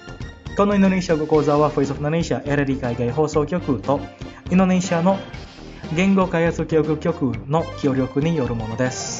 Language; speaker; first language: Japanese; non-native, fluent; Indonesian